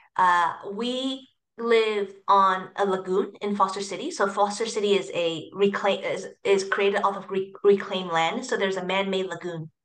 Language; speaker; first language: English; early bilingual, other home language; Cantonese